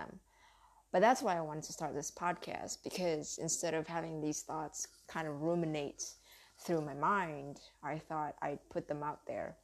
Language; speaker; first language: English; early bilingual, other home language; Indonesian